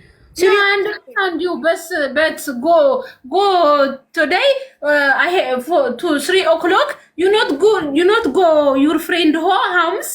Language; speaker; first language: English; non-native, learner; Amharic